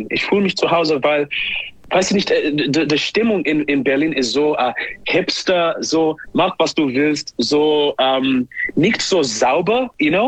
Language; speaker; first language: German; non-native, learner; English